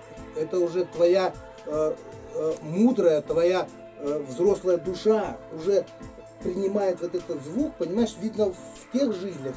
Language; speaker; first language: Russian; native; Russian